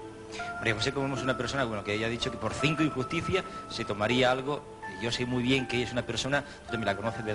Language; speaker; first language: Spanish; native; Spanish